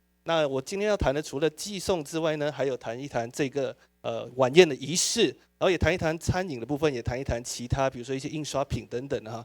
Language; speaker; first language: Chinese; native; Chinese